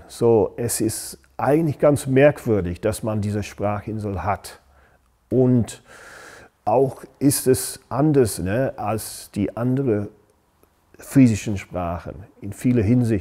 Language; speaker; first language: German; non-native, fluent; English